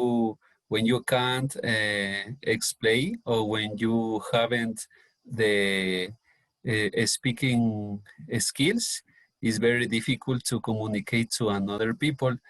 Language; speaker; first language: English; non-native, learner; Spanish